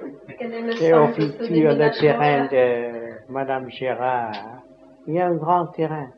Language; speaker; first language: French; non-native, learner; Vietnamese